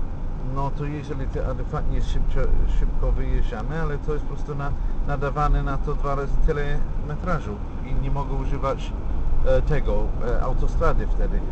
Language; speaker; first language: Polish; non-native, fluent; English